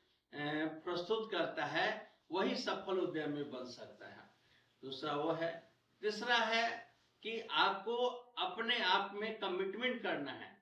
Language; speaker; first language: Hindi; native; Hindi